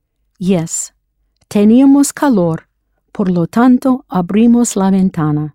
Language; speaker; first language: Spanish; non-native, fluent; English